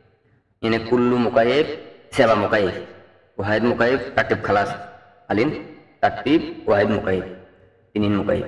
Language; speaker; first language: Arabic; non-native, learner; Bangla